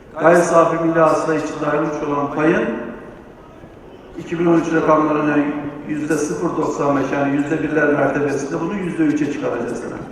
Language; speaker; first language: Turkish; native; Turkish